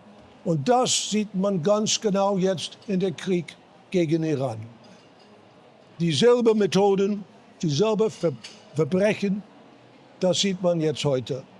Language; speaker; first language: German; non-native, fluent; English